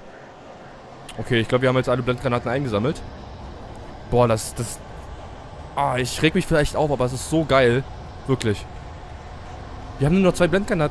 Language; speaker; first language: German; native; German